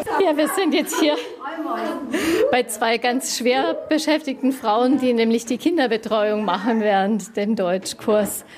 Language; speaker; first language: German; native; German